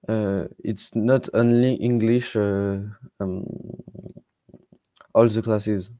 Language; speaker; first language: English; non-native, learner; French